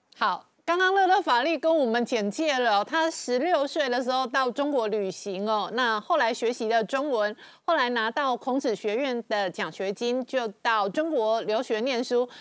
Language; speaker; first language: Chinese; native; Chinese